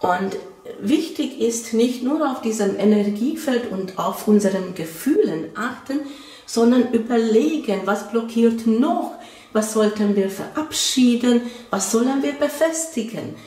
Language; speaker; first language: German; non-native, fluent; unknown